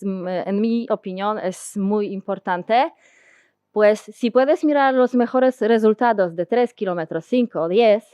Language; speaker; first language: Spanish; non-native, learner; Polish